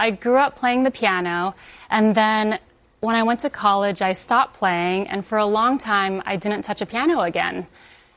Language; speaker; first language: English; non-native, local second language; Chinese